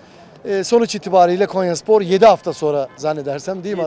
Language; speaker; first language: Turkish; native; Turkish